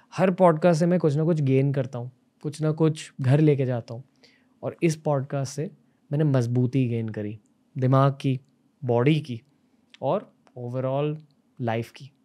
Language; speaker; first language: Hindi; native; Hindi